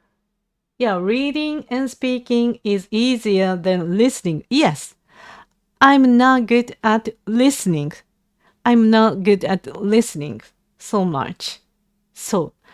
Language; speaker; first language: English; non-native, learner; Japanese